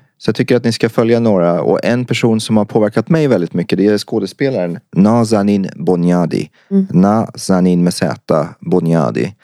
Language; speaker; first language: Swedish; early bilingual, other home language; Persian